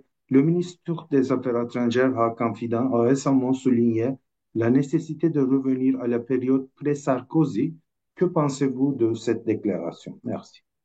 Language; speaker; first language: French; non-native, fluent; Turkish